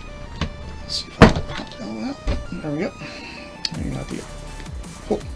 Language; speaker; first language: English; native; English